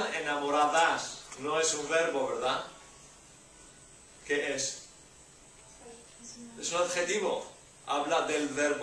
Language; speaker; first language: Spanish; non-native, fluent; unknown